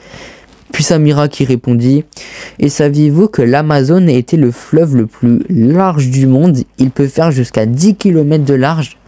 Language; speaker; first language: French; native; French